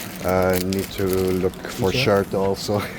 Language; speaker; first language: English; non-native, learner; German